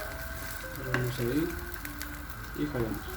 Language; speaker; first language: Spanish; native; Spanish